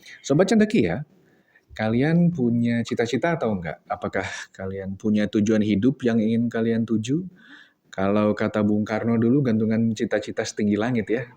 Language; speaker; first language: Indonesian; native; Indonesian